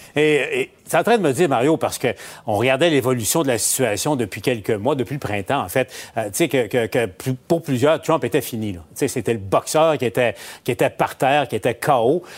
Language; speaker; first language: French; native; French